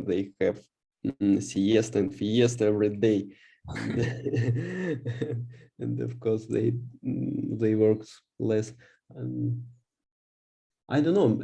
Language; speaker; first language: English; non-native, learner; Russian